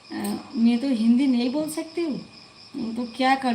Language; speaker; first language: Hindi; non-native, local second language; Bangla